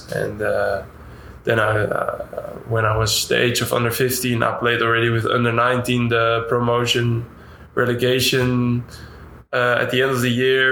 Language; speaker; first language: English; non-native, fluent; Dutch